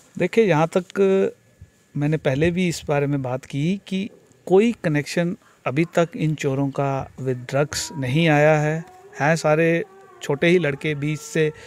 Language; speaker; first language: Hindi; native; Hindi